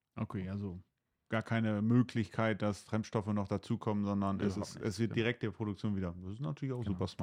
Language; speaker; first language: German; native; German